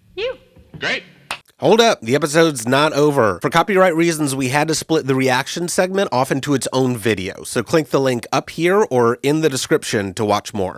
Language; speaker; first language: English; native; English